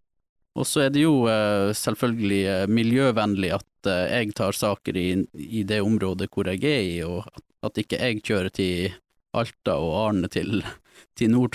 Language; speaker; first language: Norwegian; native; Norwegian